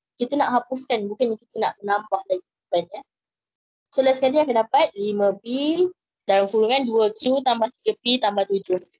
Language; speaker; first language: Malay; native; Malay